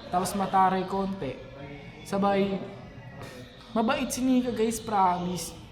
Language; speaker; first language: Filipino; native; Filipino